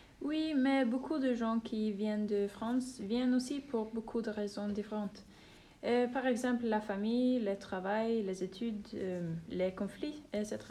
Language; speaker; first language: French; non-native, learner; Norwegian